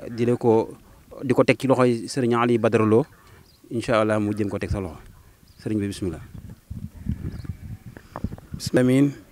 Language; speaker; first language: Wolof; native; Wolof